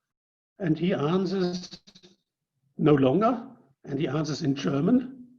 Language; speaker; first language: English; non-native, fluent; German